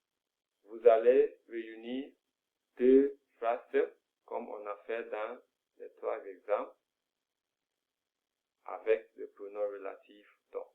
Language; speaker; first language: French; non-native, fluent; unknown